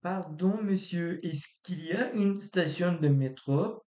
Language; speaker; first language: French; non-native, learner; Azerbaijani